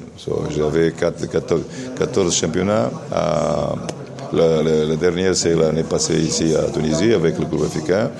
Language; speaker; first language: French; non-native, learner; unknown